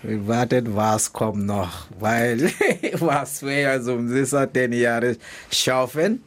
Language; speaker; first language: German; non-native, learner; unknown